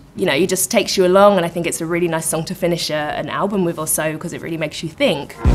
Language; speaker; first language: English; native; English